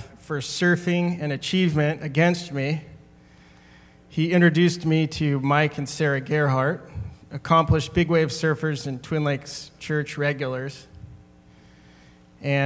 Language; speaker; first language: English; native; English